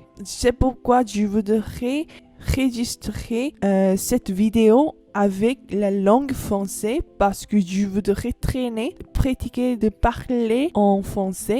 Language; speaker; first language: French; non-native, learner; Korean